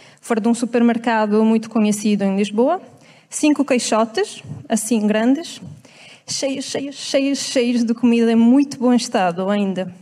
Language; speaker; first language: Portuguese; non-native, fluent; Italian